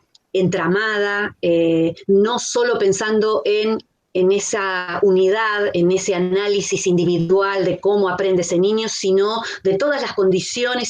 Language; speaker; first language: Spanish; native; Spanish